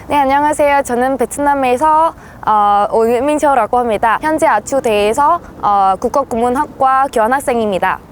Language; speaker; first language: Korean; non-native, fluent; Vietnamese